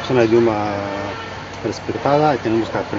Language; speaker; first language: Spanish; non-native, learner; Arabic